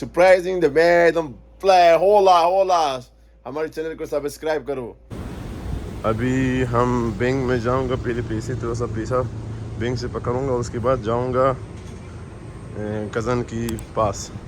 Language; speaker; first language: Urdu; non-native, learner; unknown